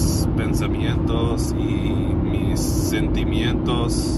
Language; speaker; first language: Spanish; non-native, learner; English